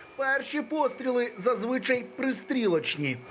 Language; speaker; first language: Ukrainian; native; Ukrainian